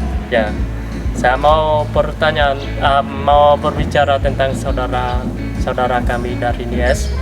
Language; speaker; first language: Indonesian; non-native, learner; Vietnamese